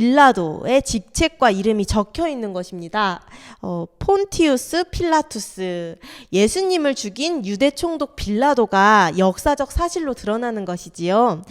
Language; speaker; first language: Korean; native; Korean